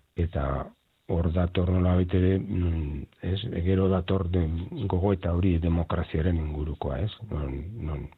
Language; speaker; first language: Basque; native; Basque